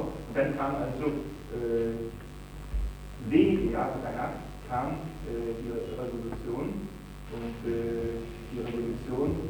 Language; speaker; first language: German; non-native, fluent; Italian